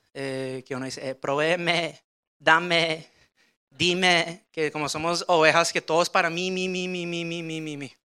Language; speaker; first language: Spanish; early bilingual, heritage; Spanish